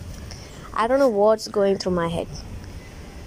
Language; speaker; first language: English; non-native, local second language; Tamil